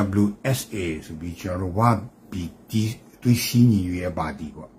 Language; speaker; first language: Burmese; non-native, local second language; Kachin